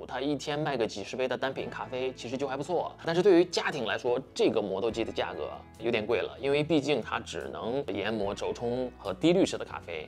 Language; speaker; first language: Chinese; native; Chinese